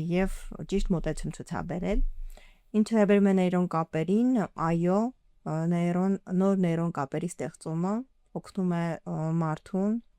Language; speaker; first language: Armenian; early bilingual, heritage; Armenian